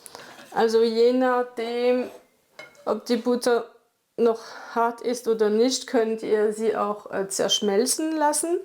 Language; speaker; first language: German; non-native, fluent; French